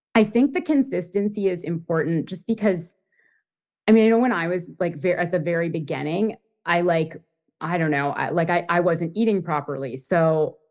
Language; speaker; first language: English; native; English